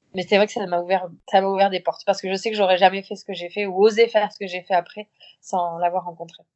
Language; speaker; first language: French; native; French